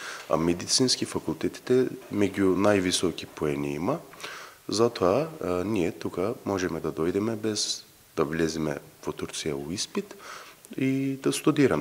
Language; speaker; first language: Macedonian; non-native, fluent; Turkish